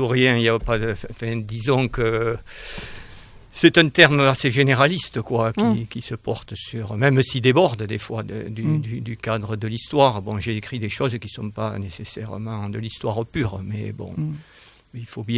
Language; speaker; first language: French; native; French